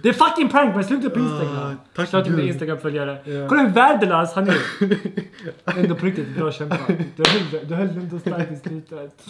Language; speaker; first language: Swedish; native; Swedish